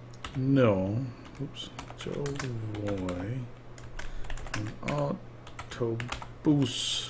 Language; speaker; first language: Spanish; non-native, learner; English